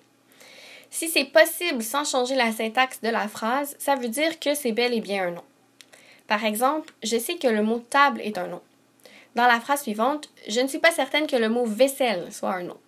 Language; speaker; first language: French; native; French